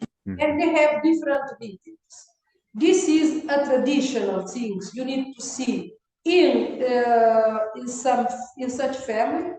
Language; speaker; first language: English; non-native, learner; Kabuverdianu